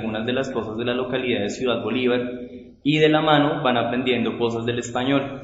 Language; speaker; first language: Spanish; native; Spanish